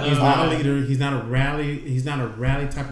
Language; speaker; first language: English; native; English